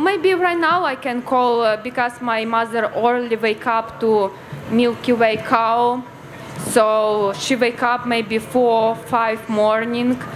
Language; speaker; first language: English; non-native, learner; Ukrainian